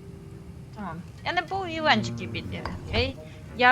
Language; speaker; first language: Turkish; non-native, learner; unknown